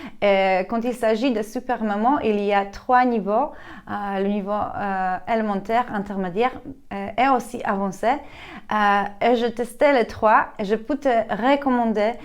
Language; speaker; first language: French; non-native, fluent; Polish